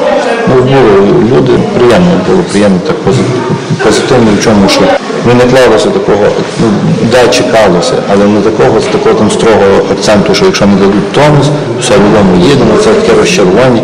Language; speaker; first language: Ukrainian; native; Ukrainian